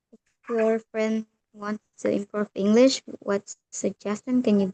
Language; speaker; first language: English; non-native, learner; Indonesian